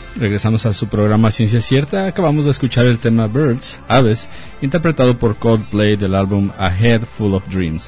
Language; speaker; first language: Spanish; native; Spanish